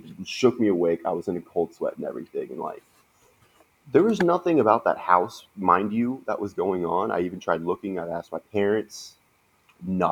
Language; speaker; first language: English; native; English